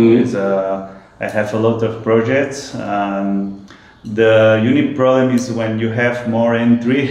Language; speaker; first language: English; non-native, learner; Spanish